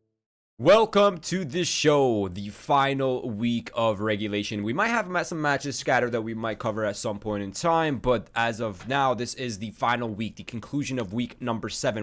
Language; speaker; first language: English; native; English